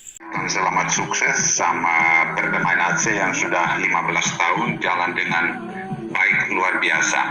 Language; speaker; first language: Indonesian; non-native, fluent; Finnish